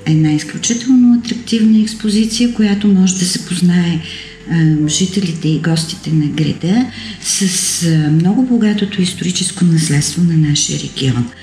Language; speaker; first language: Bulgarian; native; Bulgarian